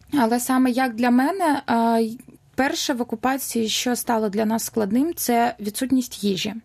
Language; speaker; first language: Ukrainian; non-native, local second language; Russian